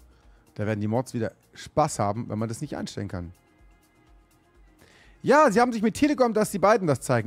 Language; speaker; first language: German; native; German